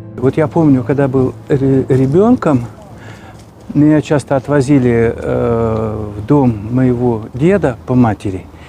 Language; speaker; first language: Russian; non-native, local second language; Chuvash